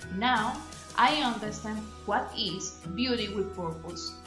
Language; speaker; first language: English; non-native, learner; Spanish